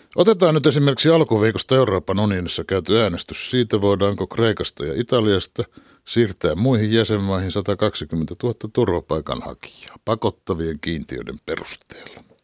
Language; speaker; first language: Finnish; native; Finnish